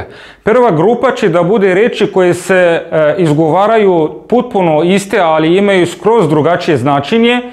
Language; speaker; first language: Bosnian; non-native, fluent; Arabic